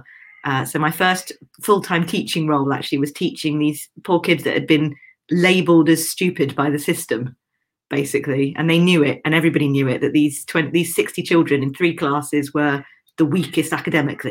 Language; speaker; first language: English; native; English